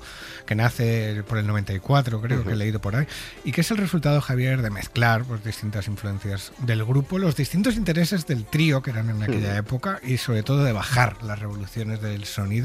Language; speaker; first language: Spanish; native; Spanish